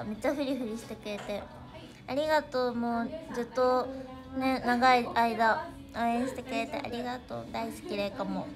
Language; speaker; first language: Japanese; native; Japanese